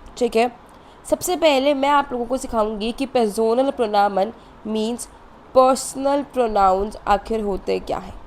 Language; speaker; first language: Hindi; native; Hindi